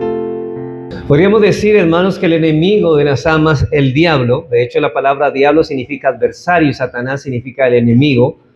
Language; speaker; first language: Spanish; native; Spanish